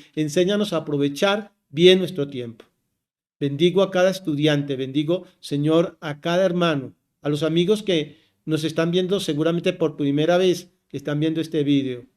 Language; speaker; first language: Spanish; native; Spanish